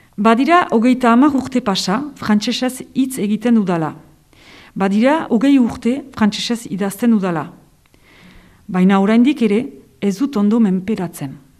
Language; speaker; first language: Basque; native; Basque